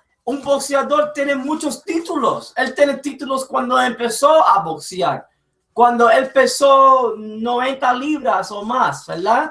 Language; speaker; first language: Spanish; early bilingual, heritage; English